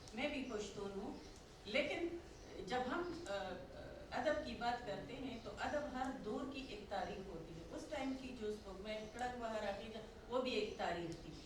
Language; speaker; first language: Urdu; non-native, local second language; Pashto